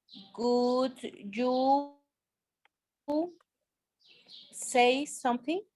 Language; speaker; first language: English; non-native, learner; Spanish